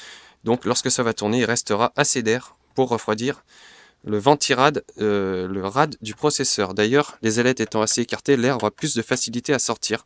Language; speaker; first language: French; native; French